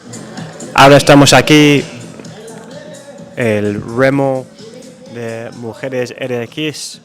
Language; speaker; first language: Spanish; non-native, learner; English